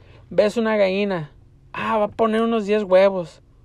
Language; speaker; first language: Spanish; early bilingual, heritage; Spanish